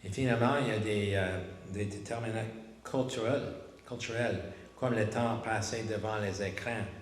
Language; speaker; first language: French; non-native, local second language; English